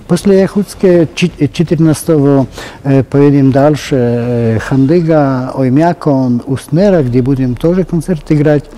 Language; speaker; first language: Russian; non-native, fluent; Polish